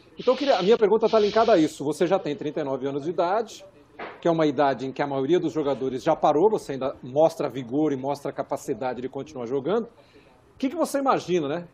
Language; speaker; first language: Portuguese; native; Portuguese